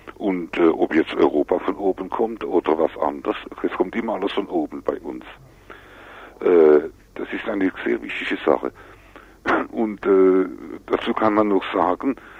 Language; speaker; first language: German; non-native, local second language; French